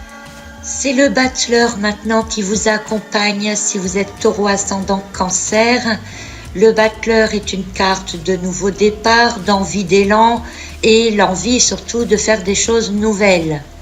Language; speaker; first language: French; native; French